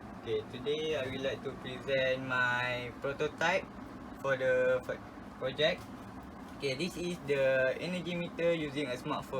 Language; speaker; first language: English; non-native, local second language; Malay